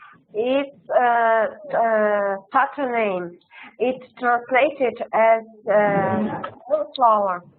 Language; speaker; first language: English; non-native, learner; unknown